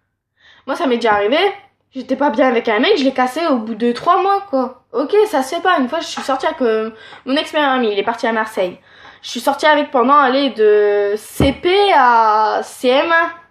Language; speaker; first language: French; native; French